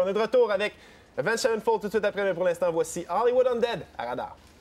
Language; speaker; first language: French; native; French